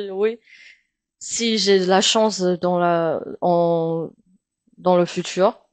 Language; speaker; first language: French; non-native, fluent; Chinese